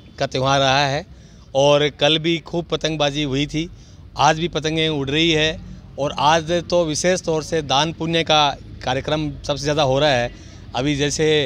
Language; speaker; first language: Hindi; native; Hindi